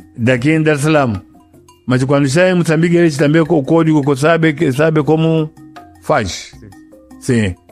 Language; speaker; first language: Portuguese; non-native, local second language; Yao